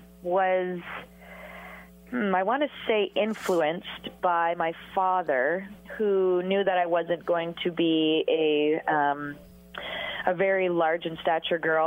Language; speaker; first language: English; native; English